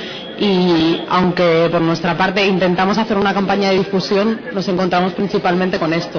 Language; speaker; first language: Spanish; native; Spanish